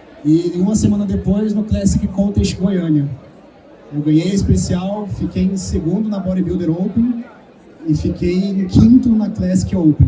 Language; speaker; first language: Portuguese; native; Portuguese